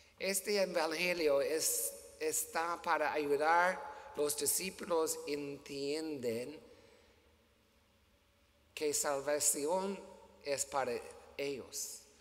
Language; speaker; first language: Spanish; non-native, learner; English